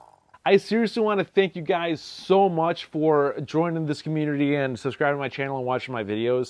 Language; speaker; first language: English; native; English